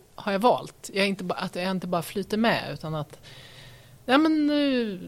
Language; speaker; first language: Swedish; native; Swedish